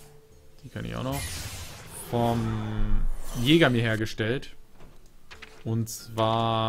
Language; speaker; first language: German; native; German